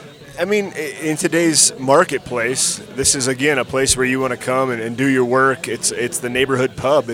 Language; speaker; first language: English; native; English